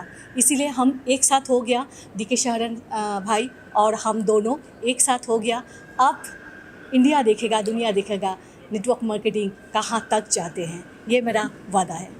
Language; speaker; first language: Hindi; non-native, local second language; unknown